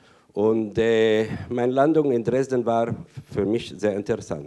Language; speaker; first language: German; non-native, fluent; Arabic